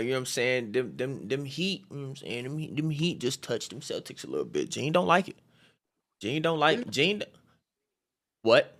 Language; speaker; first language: English; native; English